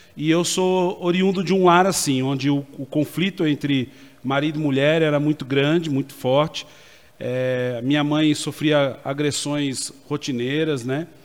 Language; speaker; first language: Portuguese; native; Portuguese